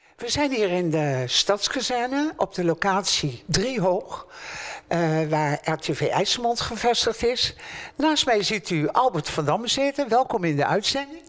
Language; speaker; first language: Dutch; native; Dutch